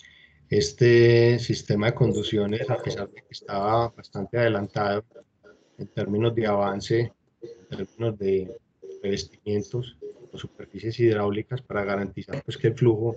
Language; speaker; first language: Spanish; native; Spanish